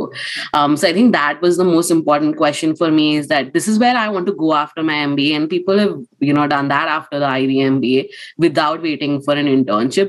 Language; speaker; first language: English; non-native, local second language; Hindi